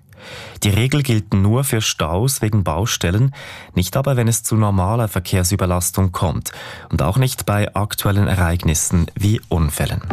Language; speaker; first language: German; native; German